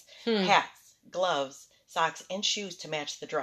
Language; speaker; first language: English; early bilingual, other home language; Spanish